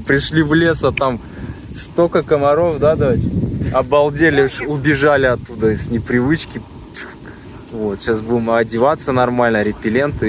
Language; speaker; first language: Russian; native; Russian